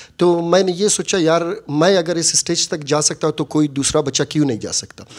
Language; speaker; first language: Urdu; non-native, local second language; Baluchi